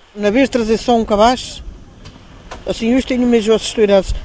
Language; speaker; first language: Portuguese; native; Portuguese